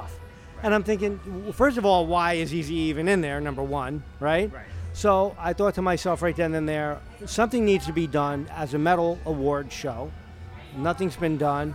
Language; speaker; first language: English; native; English